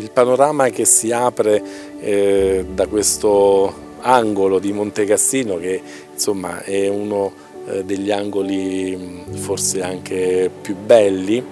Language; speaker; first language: Italian; native; Italian